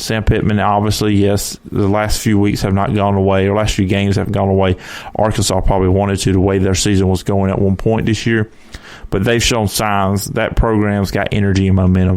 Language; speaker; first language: English; native; English